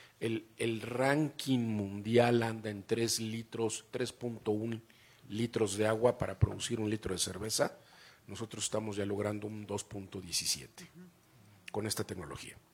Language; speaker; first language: Spanish; native; Spanish